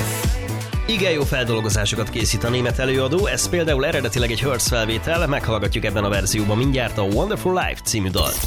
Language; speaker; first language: Hungarian; native; Hungarian